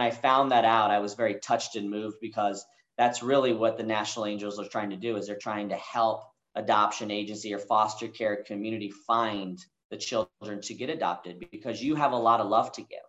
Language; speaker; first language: English; native; English